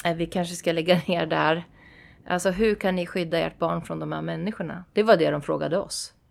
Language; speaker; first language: Swedish; native; Swedish